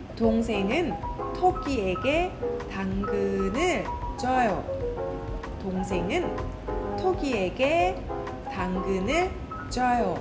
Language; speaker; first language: Korean; non-native, fluent; Thai